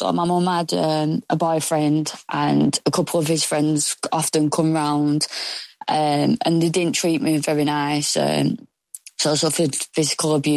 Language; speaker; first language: English; native; English